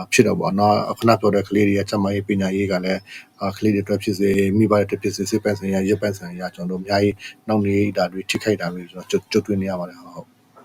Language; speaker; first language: Burmese; non-native, local second language; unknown